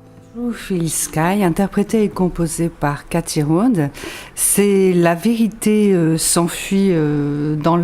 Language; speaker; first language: French; native; French